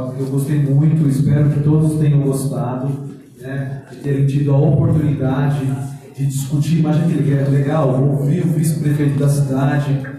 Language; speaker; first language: Portuguese; native; Portuguese